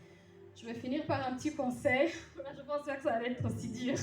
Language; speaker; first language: French; native; French